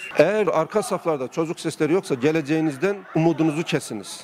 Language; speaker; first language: Turkish; native; Turkish